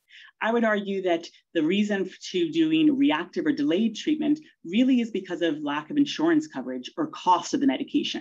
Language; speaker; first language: English; native; English